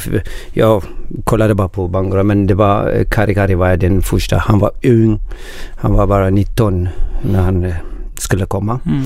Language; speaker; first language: Swedish; non-native, learner; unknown